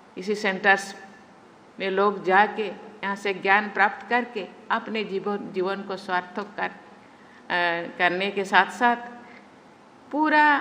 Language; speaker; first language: Hindi; non-native, local second language; Santali